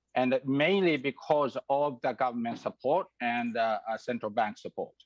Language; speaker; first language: English; non-native, fluent; Croatian